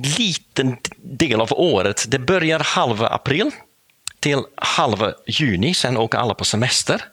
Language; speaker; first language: Swedish; non-native, fluent; Dutch